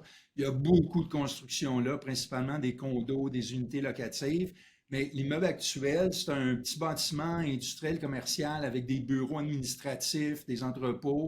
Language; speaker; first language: French; native; French